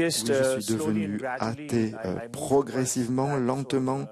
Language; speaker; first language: French; non-native, fluent; Urdu